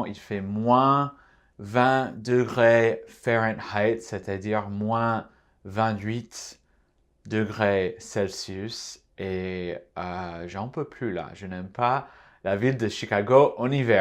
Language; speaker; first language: French; non-native, fluent; English